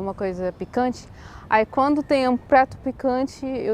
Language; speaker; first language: Portuguese; non-native, fluent; Arabic